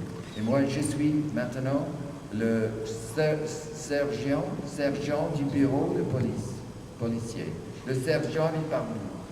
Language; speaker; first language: French; non-native, fluent; English